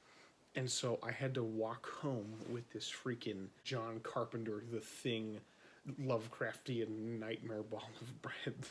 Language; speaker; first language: English; native; English